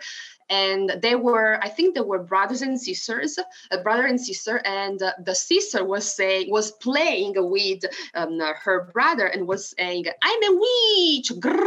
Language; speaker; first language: English; non-native, fluent; Italian